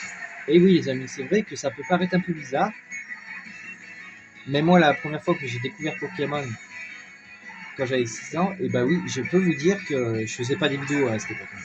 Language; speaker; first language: French; native; French